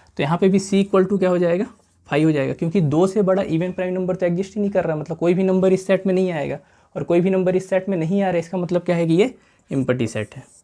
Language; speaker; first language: Hindi; native; Hindi